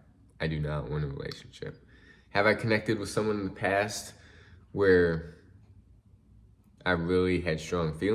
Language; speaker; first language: English; native; English